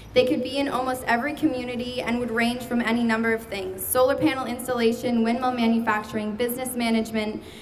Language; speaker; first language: English; native; English